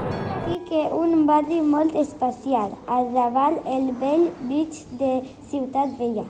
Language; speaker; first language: Catalan; non-native, learner; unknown